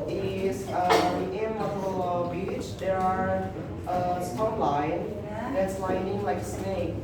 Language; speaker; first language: English; non-native, learner; Indonesian